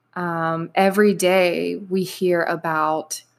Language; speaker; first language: English; native; English